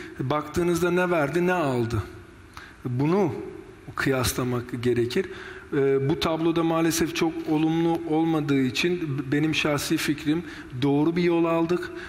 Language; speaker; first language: Turkish; early bilingual, heritage; Turkish